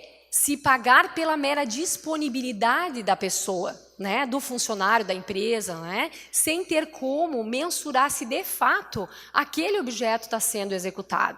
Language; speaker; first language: Portuguese; native; Portuguese